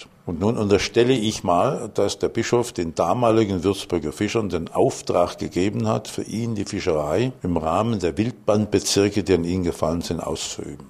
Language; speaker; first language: German; native; German